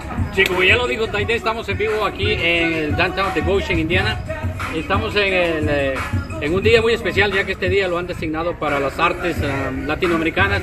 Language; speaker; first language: Spanish; native; Spanish